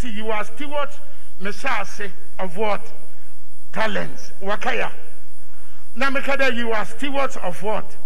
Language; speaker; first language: English; non-native, local second language; Akan